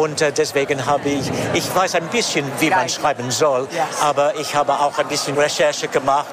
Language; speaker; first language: German; non-native, fluent; English